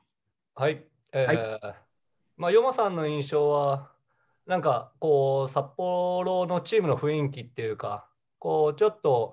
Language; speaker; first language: Japanese; native; Japanese